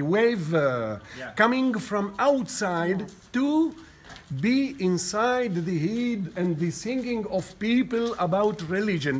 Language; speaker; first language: English; non-native, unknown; Arabic